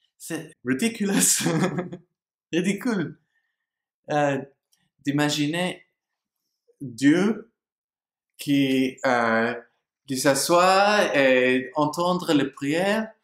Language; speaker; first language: French; non-native, learner; English